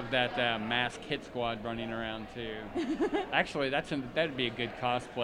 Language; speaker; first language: English; native; English